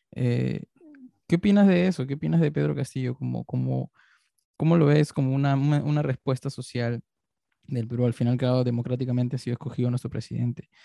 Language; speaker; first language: Spanish; native; Spanish